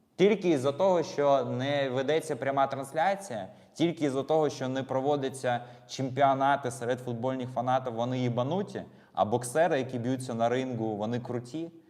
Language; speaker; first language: Ukrainian; non-native, local second language; Russian